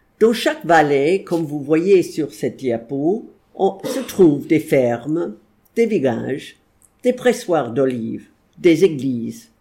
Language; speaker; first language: French; non-native, fluent; English